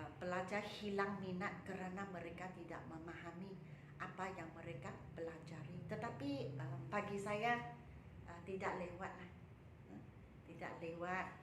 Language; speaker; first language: Malay; non-native, local second language; Chinese